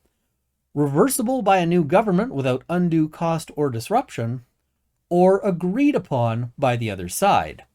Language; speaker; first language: English; native; English